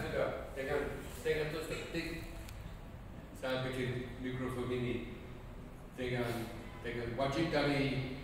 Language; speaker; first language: Indonesian; non-native, fluent; English